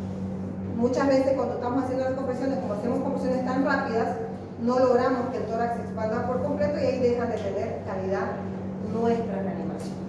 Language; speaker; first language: Spanish; native; Spanish